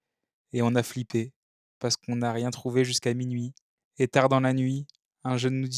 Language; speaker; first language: French; native; French